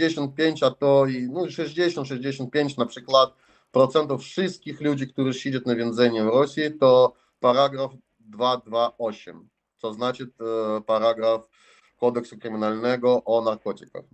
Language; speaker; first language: Polish; non-native, learner; Russian